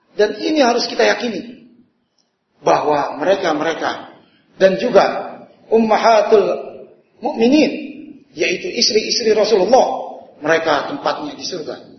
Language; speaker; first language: Indonesian; native; Indonesian